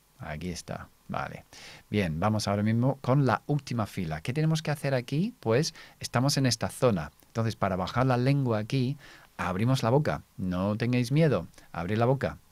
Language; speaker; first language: Spanish; non-native, fluent; English